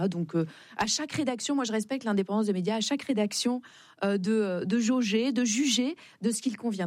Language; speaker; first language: French; native; French